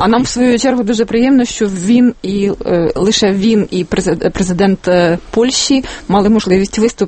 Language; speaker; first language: Ukrainian; native; Ukrainian